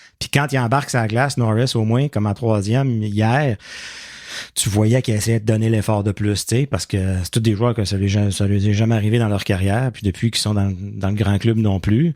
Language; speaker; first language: French; native; French